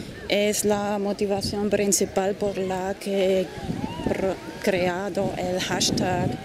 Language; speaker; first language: Spanish; non-native, fluent; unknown